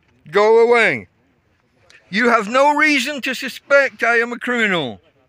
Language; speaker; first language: English; native; English